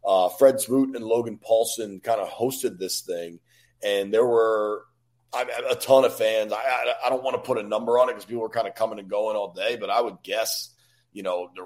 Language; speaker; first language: English; native; English